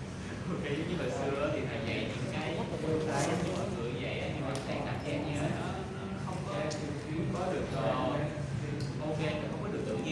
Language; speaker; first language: Vietnamese; native; Vietnamese